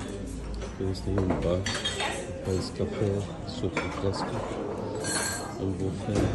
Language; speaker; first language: Portuguese; non-native, fluent; Norwegian